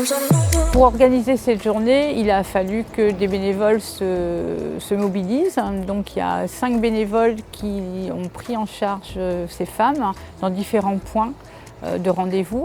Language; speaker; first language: French; native; French